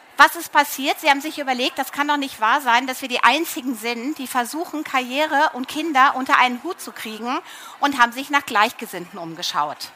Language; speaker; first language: German; native; German